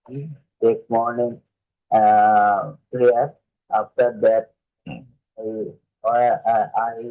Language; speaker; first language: English; non-native, learner; Bangla